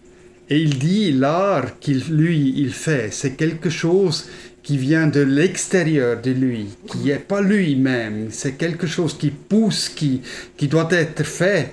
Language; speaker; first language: French; non-native, fluent; German